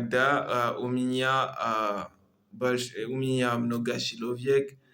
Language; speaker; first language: Russian; non-native, learner; Comorian